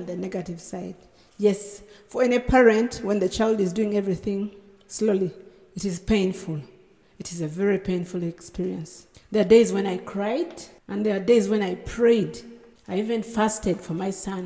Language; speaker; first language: English; non-native, local second language; Acoli